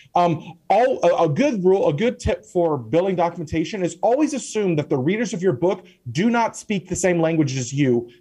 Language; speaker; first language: English; native; English